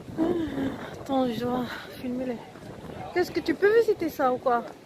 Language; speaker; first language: French; non-native, local second language; Arabic